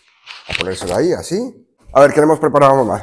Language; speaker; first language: Spanish; native; Spanish